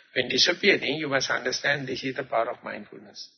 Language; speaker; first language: English; non-native, local second language; Sinhala